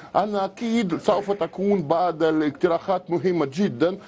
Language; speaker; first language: Arabic; non-native, learner; Russian